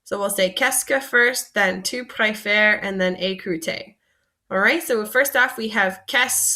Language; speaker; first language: French; non-native, fluent; English